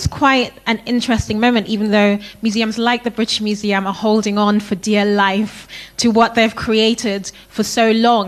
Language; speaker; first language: English; non-native, local second language; Akan